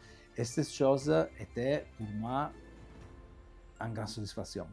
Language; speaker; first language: French; non-native, fluent; Italian